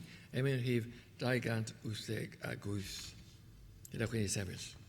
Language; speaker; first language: Welsh; native; Welsh